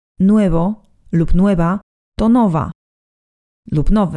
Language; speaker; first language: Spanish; non-native, fluent; Polish